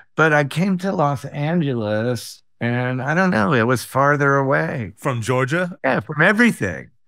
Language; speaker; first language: English; native; English